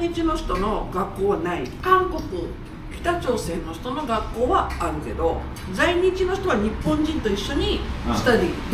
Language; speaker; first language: Japanese; non-native, fluent; Korean